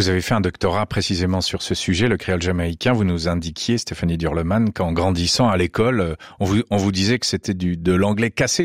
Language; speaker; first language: French; native; French